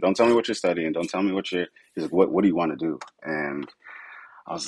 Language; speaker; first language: English; native; English